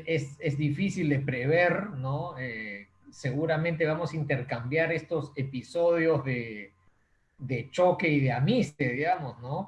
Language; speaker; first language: Spanish; native; Spanish